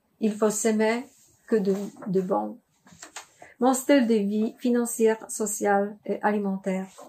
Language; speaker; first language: French; non-native, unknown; Polish